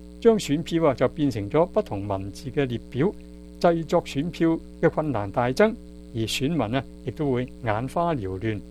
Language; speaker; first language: Chinese; non-native, local second language; Cantonese